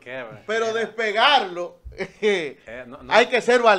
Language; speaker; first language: Spanish; native; Spanish